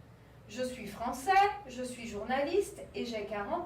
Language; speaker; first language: French; non-native, fluent; Portuguese